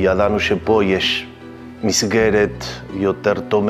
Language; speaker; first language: Hebrew; native; Hebrew